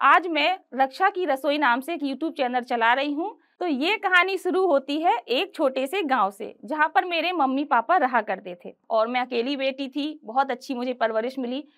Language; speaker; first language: Hindi; native; Hindi